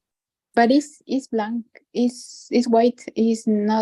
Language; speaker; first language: English; non-native, learner; Spanish